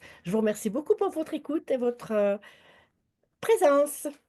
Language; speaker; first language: French; native; French